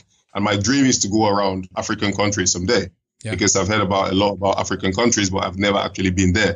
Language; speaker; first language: English; non-native, local second language; Igbo